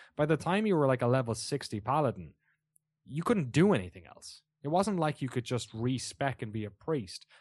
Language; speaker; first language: English; native; English